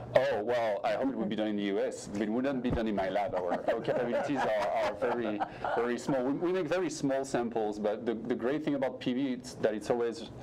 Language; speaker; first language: English; non-native, fluent; French